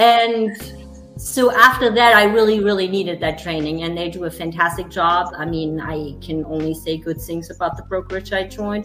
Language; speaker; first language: English; non-native, fluent; German